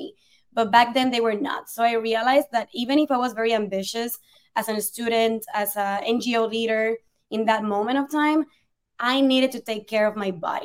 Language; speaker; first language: English; non-native, fluent; Spanish